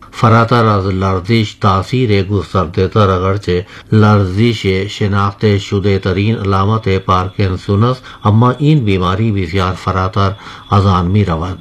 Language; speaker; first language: Persian; non-native, fluent; Urdu